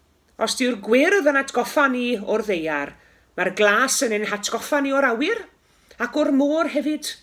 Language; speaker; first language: Welsh; native; Welsh